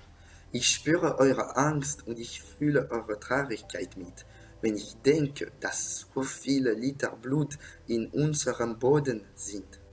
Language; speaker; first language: German; non-native, learner; French